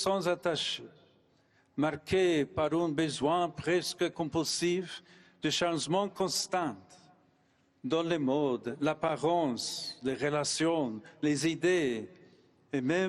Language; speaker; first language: French; non-native, fluent; English